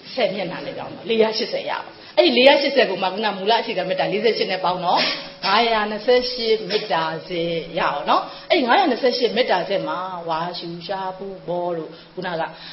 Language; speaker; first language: Burmese; native; Burmese